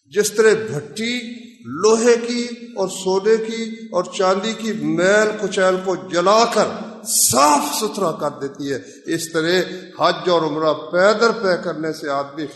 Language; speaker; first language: Urdu; non-native, local second language; Punjabi